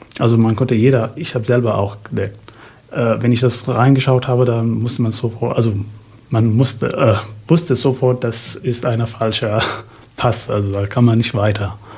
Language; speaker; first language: German; non-native, fluent; Arabic